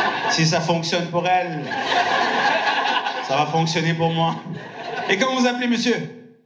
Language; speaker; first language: French; non-native, local second language; Punjabi